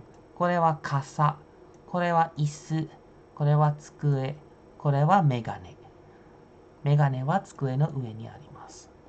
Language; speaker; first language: Japanese; non-native, fluent; Indonesian